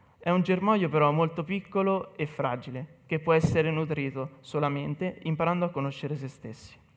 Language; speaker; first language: Italian; native; Italian